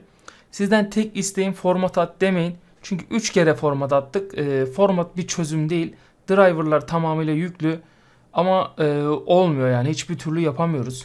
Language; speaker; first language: Turkish; native; Turkish